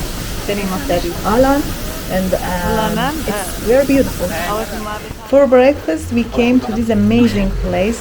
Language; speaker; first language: English; non-native, learner; Kurdish